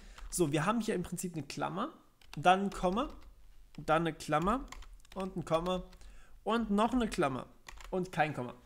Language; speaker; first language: German; native; German